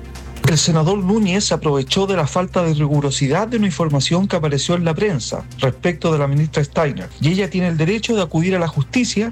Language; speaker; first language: Spanish; native; Spanish